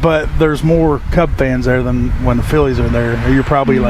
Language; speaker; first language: English; native; English